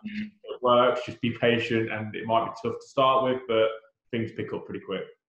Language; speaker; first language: English; native; English